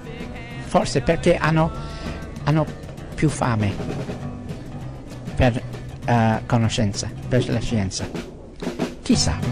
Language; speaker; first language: Italian; non-native, learner; English